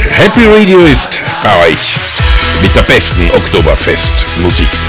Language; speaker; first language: German; native; German